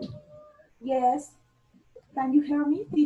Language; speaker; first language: English; non-native, learner; Spanish